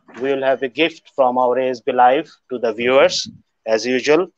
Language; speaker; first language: English; non-native, local second language; Bangla